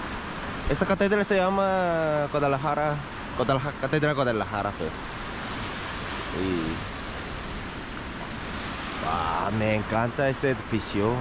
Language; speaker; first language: Spanish; non-native, learner; Korean